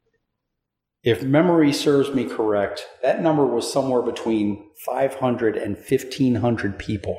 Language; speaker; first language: English; native; English